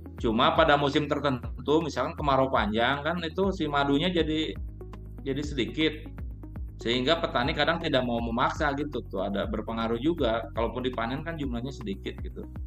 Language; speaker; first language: Indonesian; non-native, local second language; Sundanese